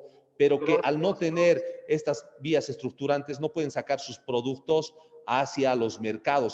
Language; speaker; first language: Spanish; native; Spanish